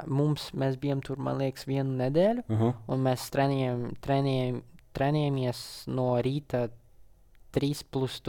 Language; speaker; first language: Latvian; non-native, local second language; Russian